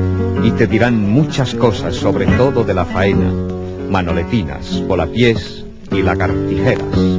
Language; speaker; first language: Spanish; native; Spanish